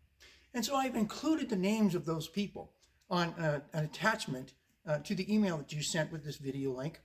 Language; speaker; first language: English; native; English